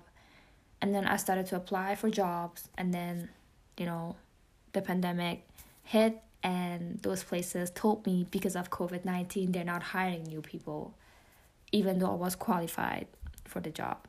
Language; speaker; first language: English; non-native, fluent; Persian